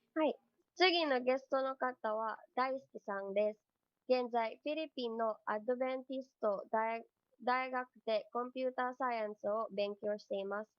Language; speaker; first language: Japanese; non-native, learner; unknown